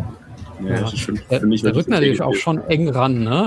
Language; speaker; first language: German; native; German